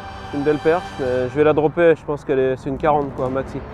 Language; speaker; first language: French; native; French